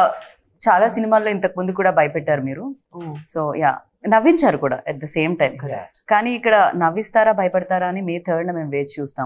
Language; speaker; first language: Telugu; native; Telugu